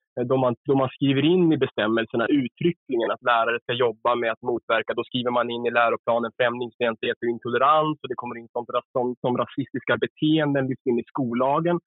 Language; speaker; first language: Swedish; native; Swedish